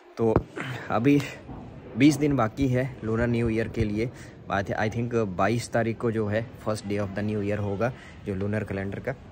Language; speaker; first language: Hindi; native; Hindi